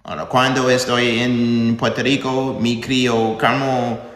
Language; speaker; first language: Spanish; non-native, learner; English